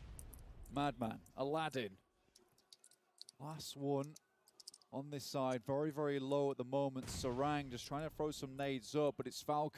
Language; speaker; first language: English; native; English